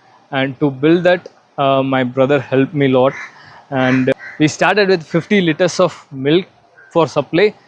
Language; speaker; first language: English; non-native, local second language; Tamil